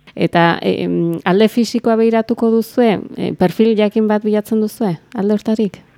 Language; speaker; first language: Basque; native; Basque